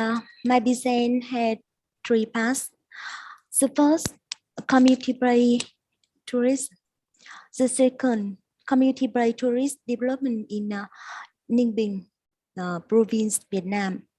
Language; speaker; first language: English; non-native, learner; Vietnamese